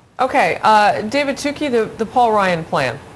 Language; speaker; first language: English; native; English